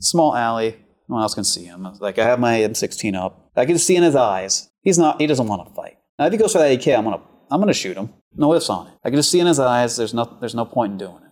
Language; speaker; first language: English; native; English